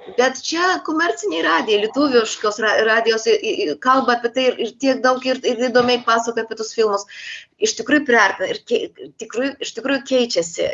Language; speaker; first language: Lithuanian; non-native, local second language; Polish